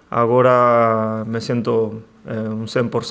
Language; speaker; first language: Portuguese; non-native, learner; Spanish